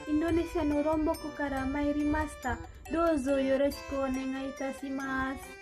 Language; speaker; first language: Japanese; non-native, fluent; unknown